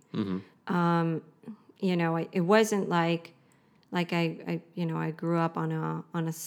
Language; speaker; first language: English; native; English